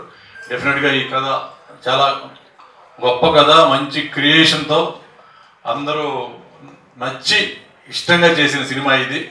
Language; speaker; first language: Telugu; native; Telugu